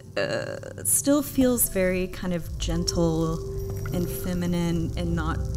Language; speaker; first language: English; native; English